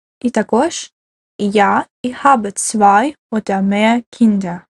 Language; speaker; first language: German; non-native, fluent; Ukrainian